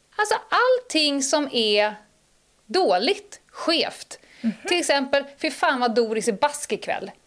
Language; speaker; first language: Swedish; native; Swedish